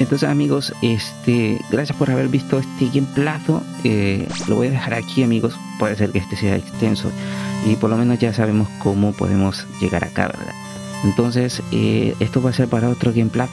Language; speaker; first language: Spanish; native; Spanish